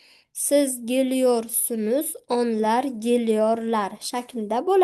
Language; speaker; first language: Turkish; non-native, fluent; Uzbek